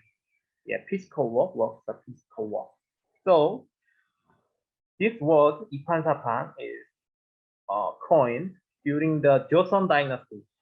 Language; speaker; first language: English; non-native, learner; Korean